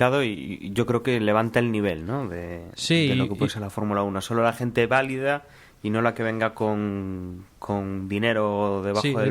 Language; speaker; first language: Spanish; native; Spanish